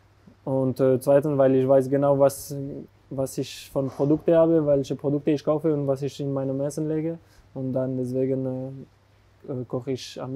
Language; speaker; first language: German; non-native, local second language; French